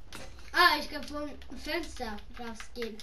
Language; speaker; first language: German; non-native, learner; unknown